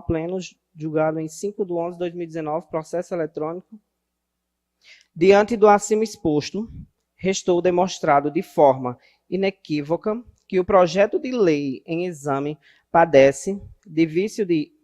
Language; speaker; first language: Portuguese; native; Portuguese